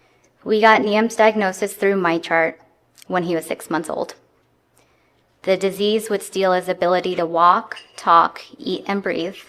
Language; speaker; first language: English; native; English